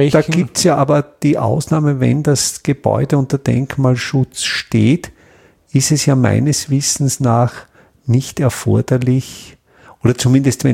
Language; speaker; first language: German; native; German